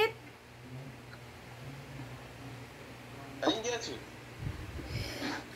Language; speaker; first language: English; non-native, fluent; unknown